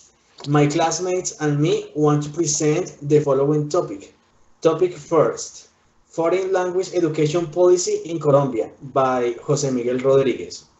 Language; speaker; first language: English; non-native, learner; Spanish